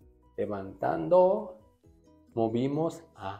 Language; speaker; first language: Spanish; non-native, learner; Japanese